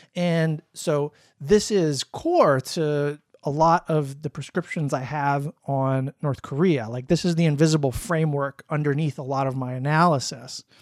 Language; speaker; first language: English; native; English